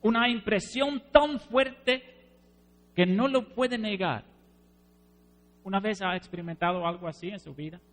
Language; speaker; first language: Spanish; non-native, fluent; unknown